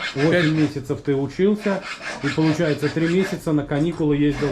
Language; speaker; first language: Russian; native; Russian